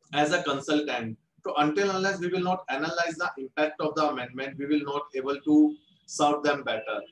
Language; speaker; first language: English; non-native, local second language; Hindi